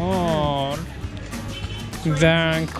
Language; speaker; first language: English; non-native, learner; Japanese